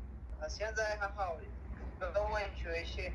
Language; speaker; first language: Chinese; non-native, learner; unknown